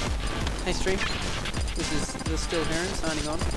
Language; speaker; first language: English; native; English